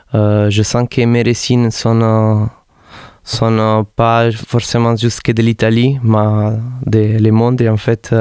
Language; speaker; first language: French; non-native, fluent; Italian